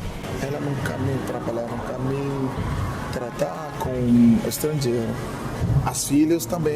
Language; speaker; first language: Portuguese; non-native, learner; Igbo